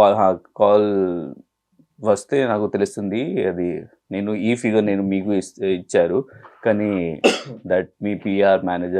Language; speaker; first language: Telugu; non-native, learner; Hindi